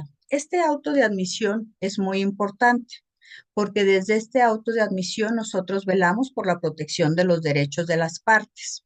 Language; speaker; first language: Spanish; native; Spanish